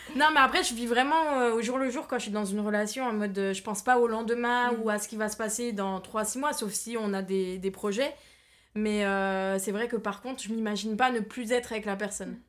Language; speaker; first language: French; native; French